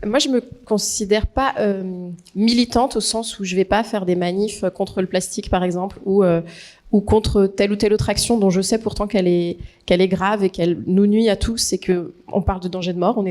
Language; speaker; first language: French; native; French